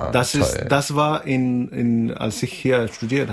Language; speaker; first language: German; non-native, learner; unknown